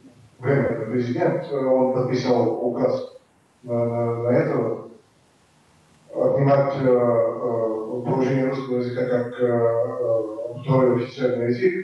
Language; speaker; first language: Russian; non-native, learner; Bulgarian